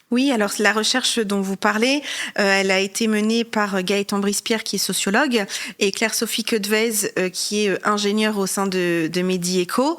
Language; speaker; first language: French; native; French